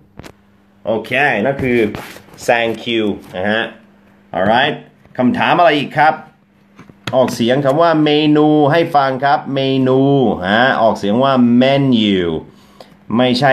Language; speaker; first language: Thai; non-native, fluent; English